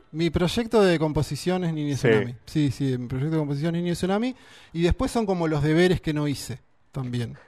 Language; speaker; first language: Spanish; native; Spanish